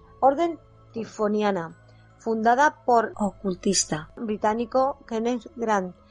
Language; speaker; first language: Spanish; native; Spanish